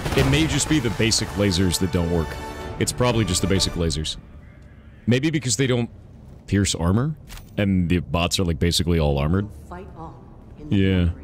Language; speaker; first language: English; native; English